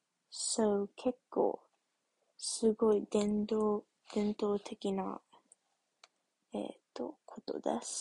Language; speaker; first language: Japanese; early bilingual, heritage; English